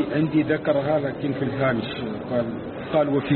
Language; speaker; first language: Arabic; native; Arabic